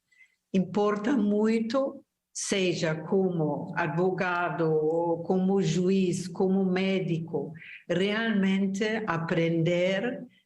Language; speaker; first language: Portuguese; non-native, fluent; German